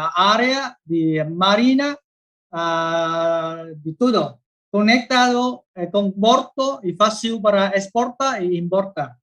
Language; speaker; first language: Spanish; non-native, learner; Vietnamese